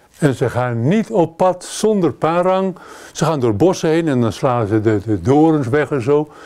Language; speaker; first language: Dutch; native; Dutch